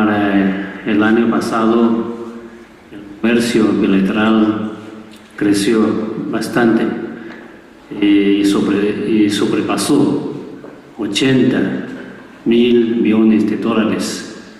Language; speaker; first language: Spanish; non-native, learner; Chinese